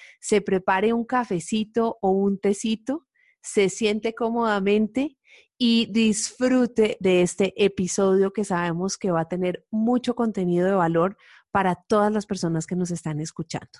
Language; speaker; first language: Spanish; native; Spanish